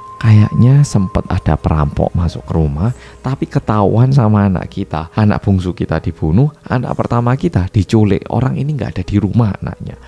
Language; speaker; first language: Indonesian; non-native, fluent; Korean